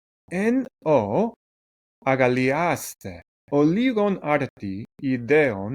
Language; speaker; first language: Greek; non-native, fluent; English